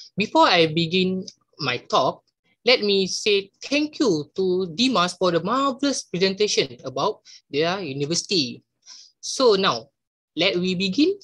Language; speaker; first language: English; non-native, local second language; Malay